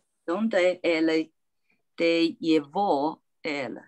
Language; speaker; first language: Spanish; non-native, fluent; Chinese